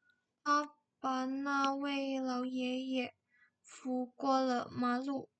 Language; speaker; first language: Chinese; non-native, learner; Indonesian